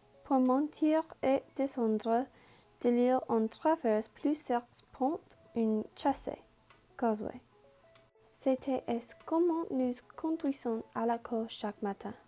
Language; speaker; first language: French; non-native, learner; English